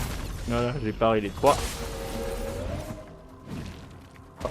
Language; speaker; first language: French; native; French